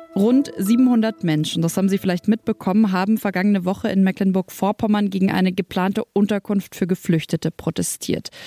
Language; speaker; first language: German; native; German